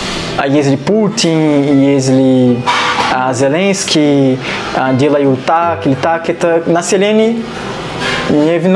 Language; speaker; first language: Russian; non-native, learner; Portuguese